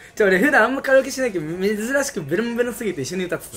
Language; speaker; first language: Japanese; early bilingual, other home language; Spanish